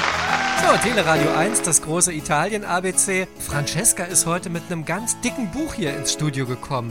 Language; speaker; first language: German; native; German